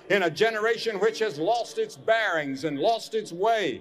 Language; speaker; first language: English; native; English